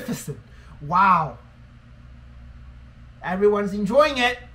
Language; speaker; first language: English; non-native, fluent; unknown